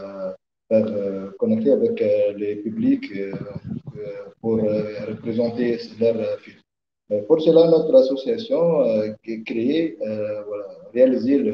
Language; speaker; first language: French; non-native, learner; Arabic